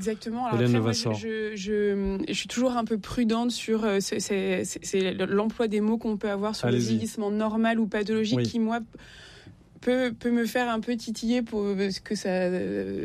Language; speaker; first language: French; native; French